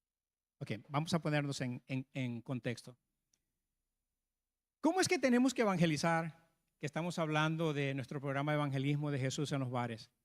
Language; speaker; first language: Spanish; native; Spanish